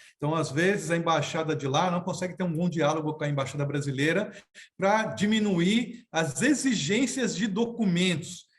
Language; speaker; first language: Portuguese; native; Portuguese